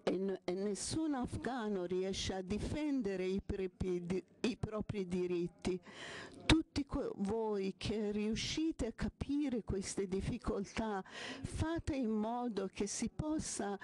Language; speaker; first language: Italian; non-native, fluent; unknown